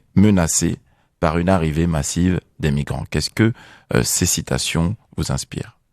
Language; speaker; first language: French; native; French